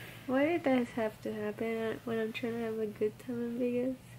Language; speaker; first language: English; early bilingual, other home language; Spanish